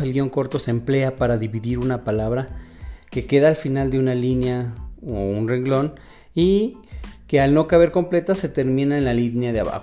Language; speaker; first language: Spanish; native; Spanish